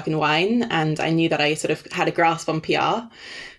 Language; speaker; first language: English; non-native, fluent; Danish